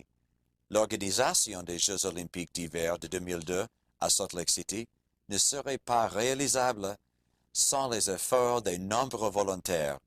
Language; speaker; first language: French; non-native, fluent; English